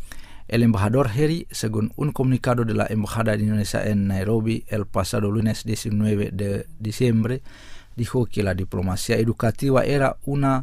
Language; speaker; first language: Spanish; non-native, fluent; Indonesian